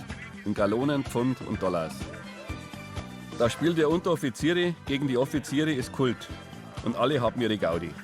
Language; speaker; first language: German; native; German